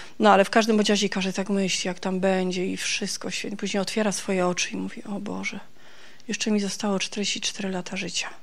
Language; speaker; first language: Polish; native; Polish